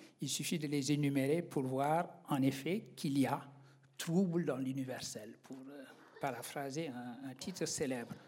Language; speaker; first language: French; non-native, local second language; Wolof